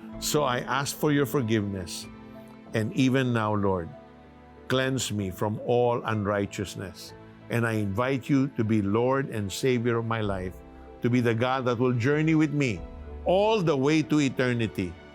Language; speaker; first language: English; non-native, local second language; Filipino